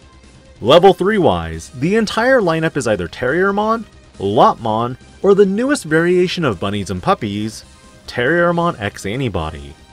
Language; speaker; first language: English; native; English